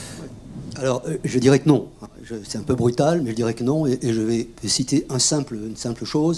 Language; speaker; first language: French; native; French